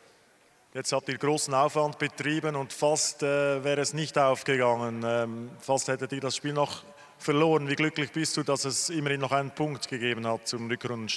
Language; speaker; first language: German; native; German